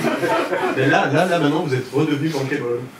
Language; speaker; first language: French; native; French